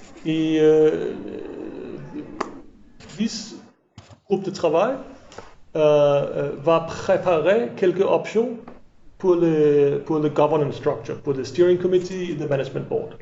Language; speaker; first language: French; non-native, learner; English